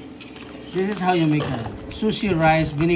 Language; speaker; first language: English; non-native, local second language; Filipino